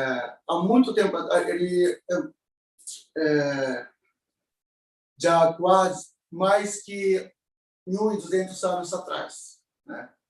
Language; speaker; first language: Portuguese; non-native, learner; Japanese